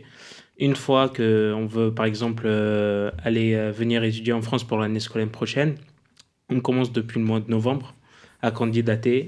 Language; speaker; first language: French; non-native, fluent; Arabic